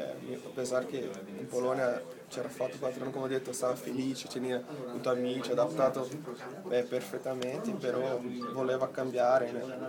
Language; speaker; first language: Italian; non-native, learner; Portuguese